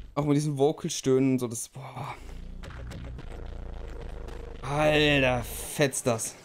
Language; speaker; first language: German; native; German